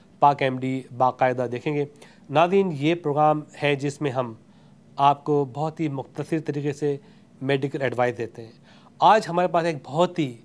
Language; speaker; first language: Urdu; native; Urdu